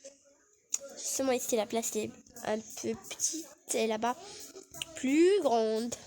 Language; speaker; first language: French; non-native, learner; Arabic